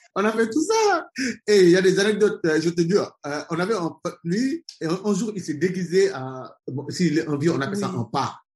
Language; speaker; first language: French; non-native, local second language; Wolof